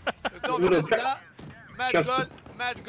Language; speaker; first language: Swedish; native; Swedish